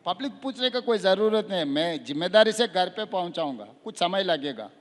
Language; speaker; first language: Hindi; non-native, local second language; Telugu